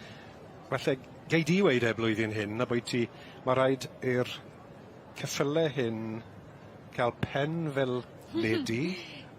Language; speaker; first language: Welsh; native; Welsh